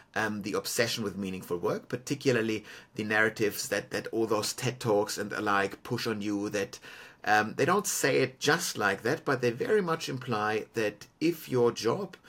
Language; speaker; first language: English; non-native, fluent; German